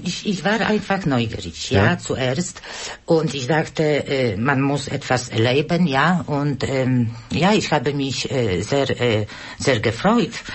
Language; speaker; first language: German; non-native, learner; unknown